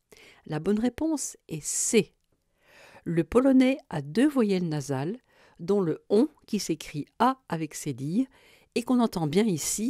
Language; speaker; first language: French; native; French